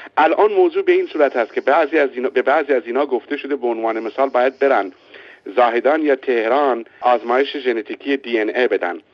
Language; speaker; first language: Persian; non-native, local second language; Baluchi